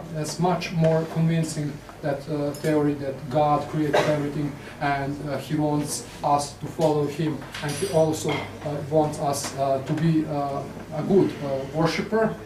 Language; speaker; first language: English; non-native, fluent; Serbian